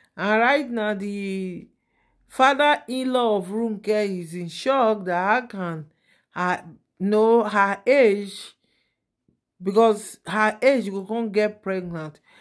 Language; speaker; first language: Nigerian Pidgin; native; Nigerian Pidgin